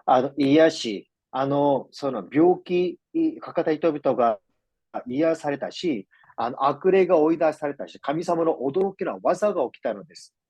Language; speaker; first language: Japanese; non-native, fluent; Korean